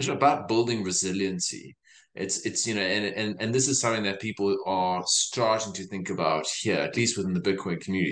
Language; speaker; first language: English; native; English